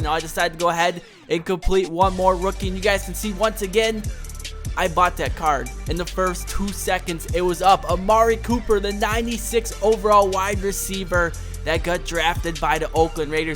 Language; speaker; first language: English; native; English